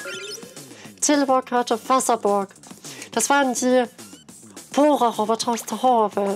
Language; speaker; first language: German; native; German